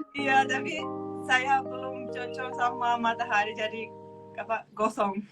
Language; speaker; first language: Indonesian; non-native, fluent; Russian